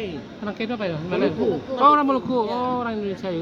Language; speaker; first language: Indonesian; native; Indonesian